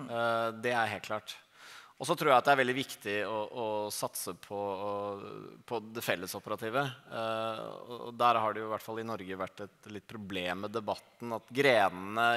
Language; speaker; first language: Norwegian; native; Norwegian